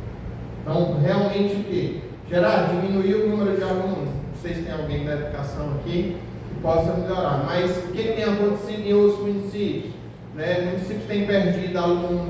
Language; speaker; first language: Portuguese; native; Portuguese